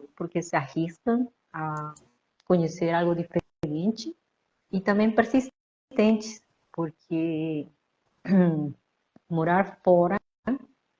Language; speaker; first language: Portuguese; non-native, fluent; Spanish